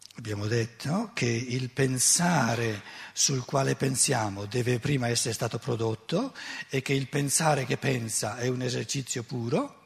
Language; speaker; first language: Italian; native; Italian